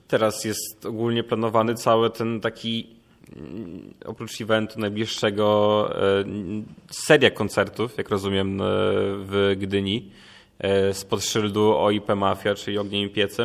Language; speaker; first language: Polish; native; Polish